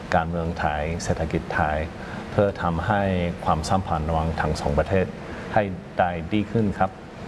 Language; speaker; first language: Thai; non-native, fluent; English